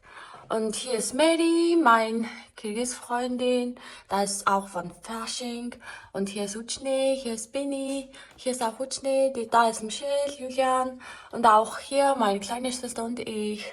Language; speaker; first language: German; non-native, learner; Mongolian